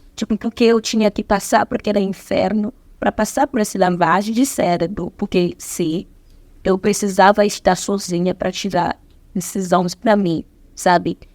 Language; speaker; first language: Portuguese; non-native, fluent; Zulu